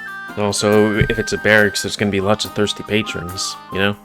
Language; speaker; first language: English; native; English